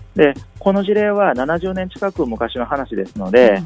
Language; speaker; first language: Japanese; native; Japanese